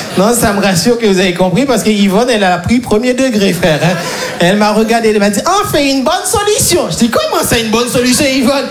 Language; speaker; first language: French; non-native, local second language; Haitian Creole